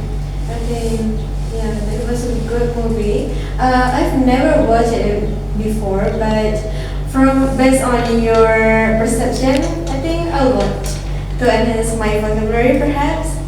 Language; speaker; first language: English; non-native, learner; Indonesian